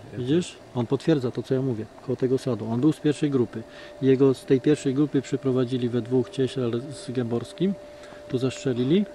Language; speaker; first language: Polish; native; Polish